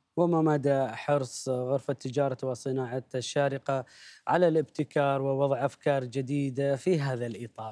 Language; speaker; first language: Arabic; native; Arabic